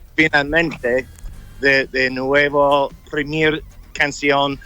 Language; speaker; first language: Spanish; non-native, learner; English